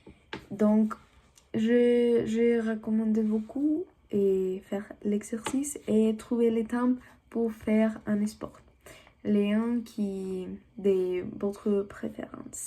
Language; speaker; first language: French; non-native, learner; Spanish